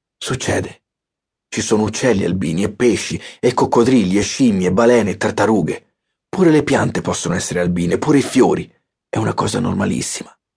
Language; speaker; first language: Italian; native; Italian